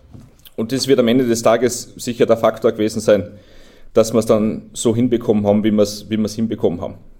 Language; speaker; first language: German; native; German